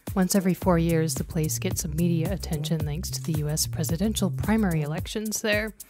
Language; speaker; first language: English; native; English